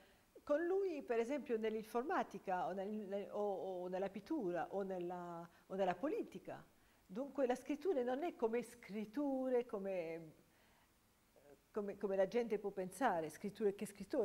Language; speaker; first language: Italian; non-native, fluent; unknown